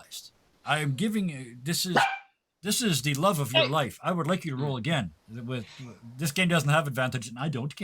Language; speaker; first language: English; native; English